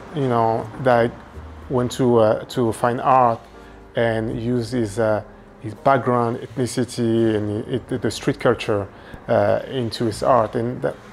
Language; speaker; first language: English; non-native, fluent; French